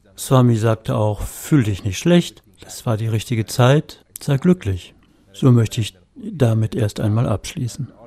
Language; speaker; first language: German; native; German